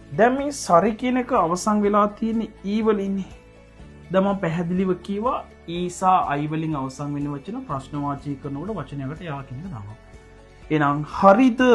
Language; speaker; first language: Sinhala; non-native, local second language; Tamil